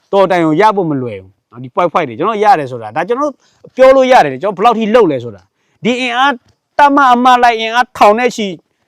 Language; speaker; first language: Burmese; non-native, local second language; S'gaw Karen